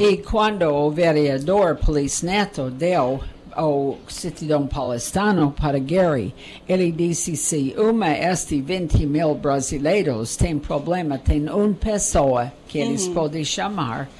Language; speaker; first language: Portuguese; non-native, learner; English